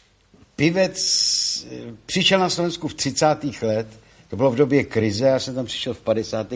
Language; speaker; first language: Czech; native; Czech